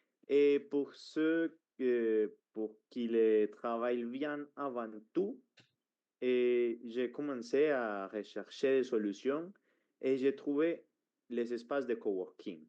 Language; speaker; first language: French; non-native, fluent; Spanish